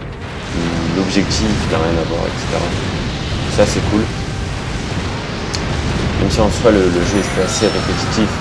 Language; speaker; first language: French; native; French